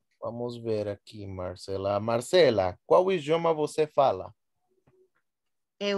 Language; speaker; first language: Portuguese; non-native, fluent; Spanish